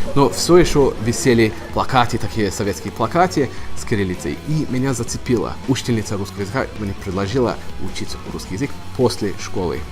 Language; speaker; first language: Russian; non-native, fluent; English